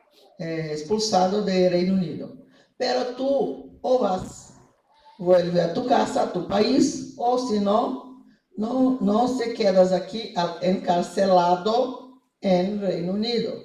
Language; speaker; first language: Spanish; non-native, fluent; Portuguese